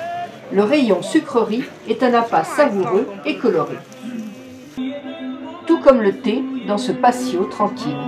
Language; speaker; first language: French; native; French